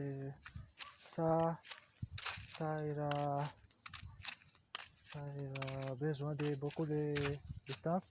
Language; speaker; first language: French; non-native, learner; Portuguese